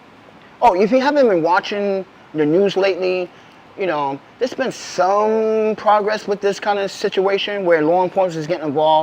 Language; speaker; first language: English; native; English